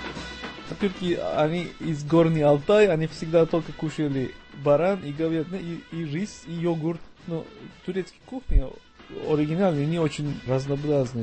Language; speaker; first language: Russian; non-native, learner; Turkish